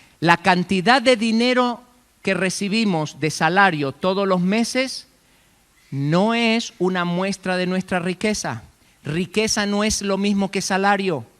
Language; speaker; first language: Spanish; native; Spanish